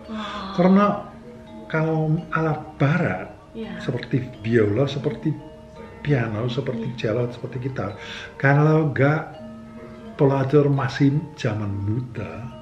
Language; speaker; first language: Indonesian; non-native, fluent; English